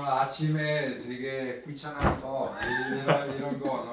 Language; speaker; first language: Korean; non-native, learner; Italian